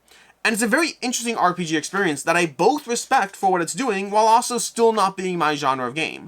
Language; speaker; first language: English; native; English